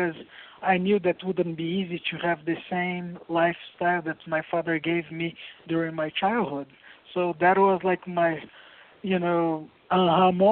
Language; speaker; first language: English; non-native, fluent; Portuguese